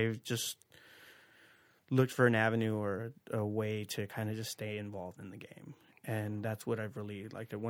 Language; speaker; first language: English; native; English